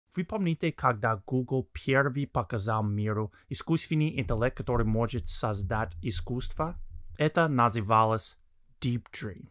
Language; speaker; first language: Russian; non-native, fluent; English